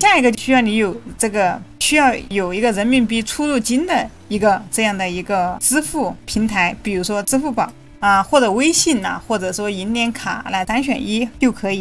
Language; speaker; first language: Chinese; native; Chinese